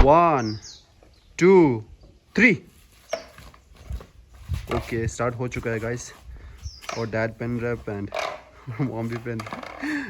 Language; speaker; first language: Hindi; non-native, local second language; Tibetan